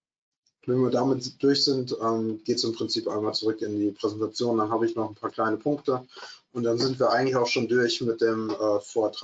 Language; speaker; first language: German; native; German